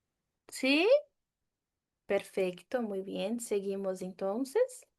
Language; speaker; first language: Spanish; non-native, fluent; Portuguese